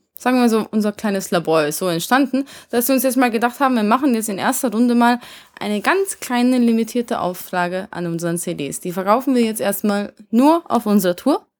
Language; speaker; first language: German; early bilingual, other home language; Hungarian